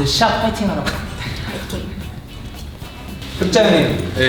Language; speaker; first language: Korean; native; Korean